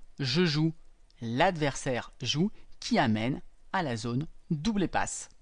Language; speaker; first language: French; native; French